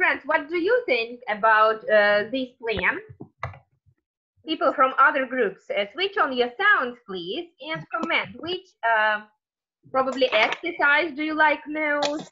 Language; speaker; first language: English; non-native, fluent; Russian